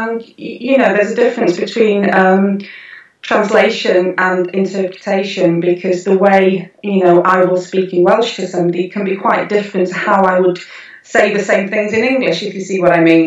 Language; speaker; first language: English; non-native, local second language; Welsh